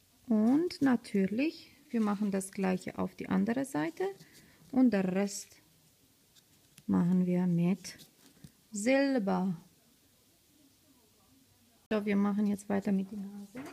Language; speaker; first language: German; non-native, fluent; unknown